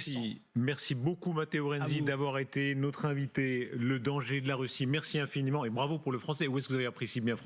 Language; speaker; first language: French; native; French